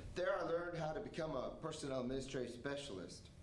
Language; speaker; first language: English; native; English